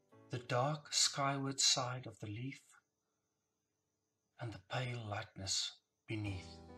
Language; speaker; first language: English; non-native, local second language; Afrikaans